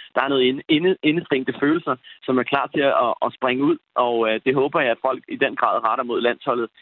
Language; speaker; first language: Danish; early bilingual, other home language; Persian